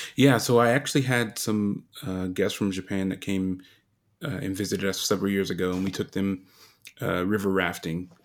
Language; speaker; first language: English; native; English